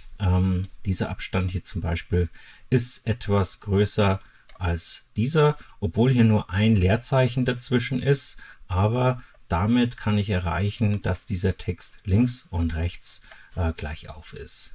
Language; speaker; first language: German; native; German